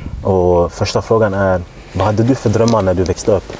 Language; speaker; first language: Swedish; native; Swedish